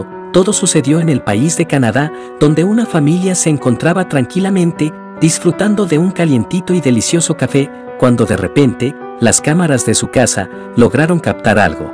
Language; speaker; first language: Spanish; native; Spanish